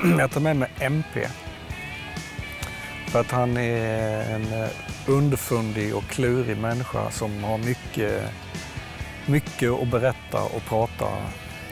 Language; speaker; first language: Swedish; native; Swedish